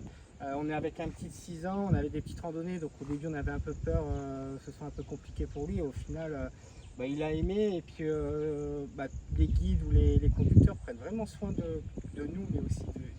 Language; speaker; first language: French; native; French